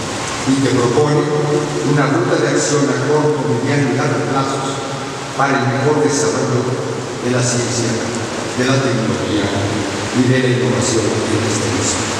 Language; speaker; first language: Spanish; native; Spanish